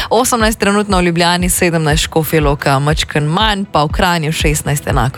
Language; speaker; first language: Slovenian; native; Slovenian